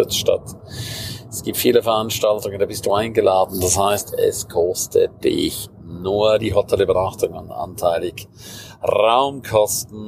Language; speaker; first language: German; native; German